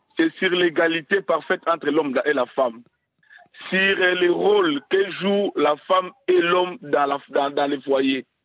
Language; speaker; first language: French; non-native, local second language; Lingala